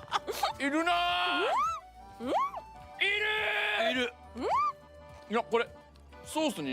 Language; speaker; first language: Japanese; native; Japanese